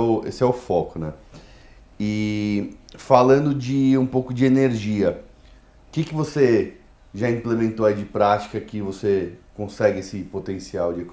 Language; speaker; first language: Portuguese; native; Portuguese